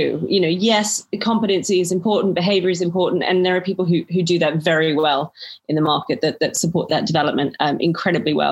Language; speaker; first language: English; native; English